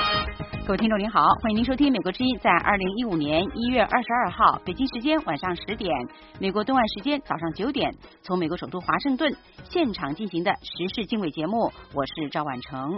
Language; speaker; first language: Chinese; native; Chinese